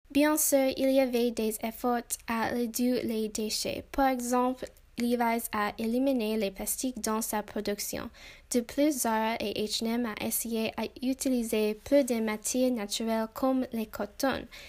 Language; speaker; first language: French; non-native, learner; English